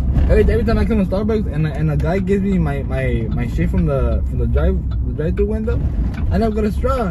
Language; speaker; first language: English; early bilingual, other home language; Spanish